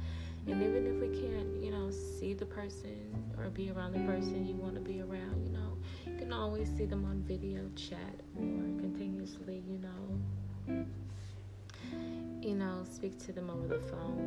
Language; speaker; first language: English; native; English